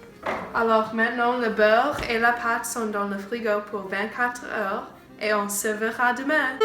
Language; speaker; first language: French; non-native, learner; English